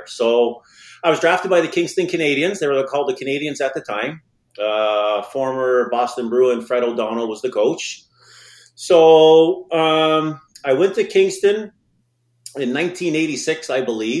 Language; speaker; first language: English; native; English